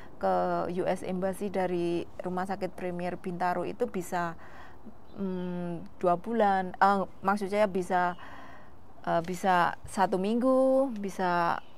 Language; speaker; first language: Indonesian; non-native, local second language; Javanese